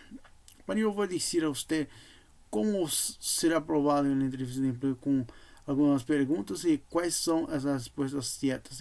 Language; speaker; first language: Portuguese; non-native, learner; Spanish